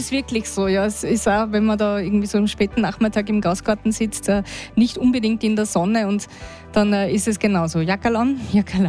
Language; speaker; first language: German; native; German